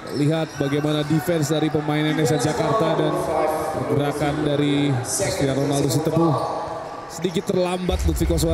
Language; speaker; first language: Indonesian; native; Indonesian